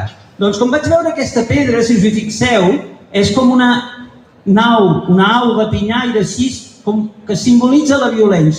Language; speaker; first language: Catalan; native; Catalan